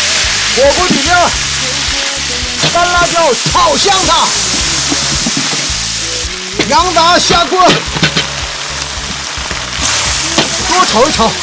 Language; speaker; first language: Chinese; native; Chinese